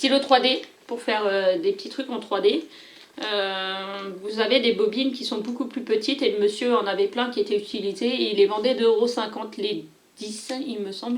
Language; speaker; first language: French; native; French